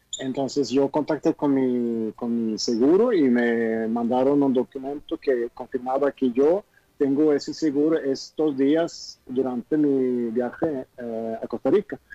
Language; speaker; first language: Spanish; non-native, fluent; Swedish